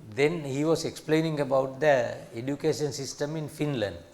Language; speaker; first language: English; non-native, local second language; Sinhala